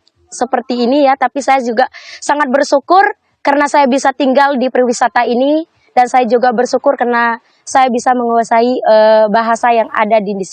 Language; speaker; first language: Indonesian; non-native, local second language; Sasak